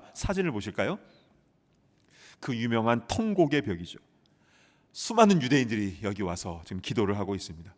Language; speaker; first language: Korean; native; Korean